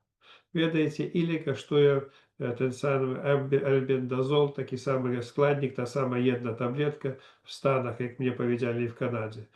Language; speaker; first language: Polish; non-native, learner; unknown